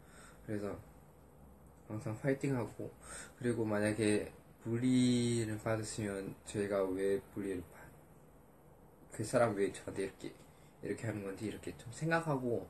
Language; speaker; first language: Korean; non-native, learner; Indonesian